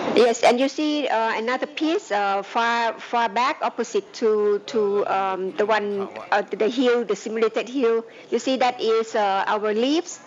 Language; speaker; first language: English; non-native, fluent; Thai